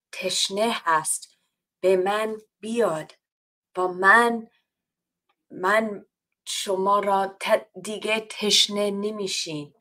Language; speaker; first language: Persian; non-native, fluent; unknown